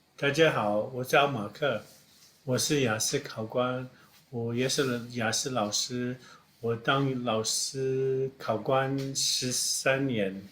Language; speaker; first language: Chinese; non-native, fluent; English